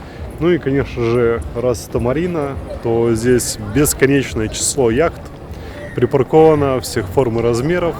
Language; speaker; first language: Russian; native; Russian